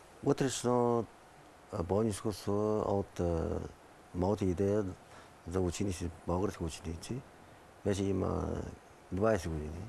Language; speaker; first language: Bulgarian; non-native, learner; Chinese